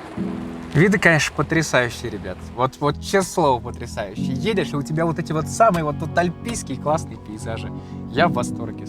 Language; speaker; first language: Russian; native; Russian